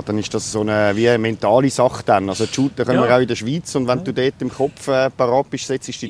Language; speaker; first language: German; native; German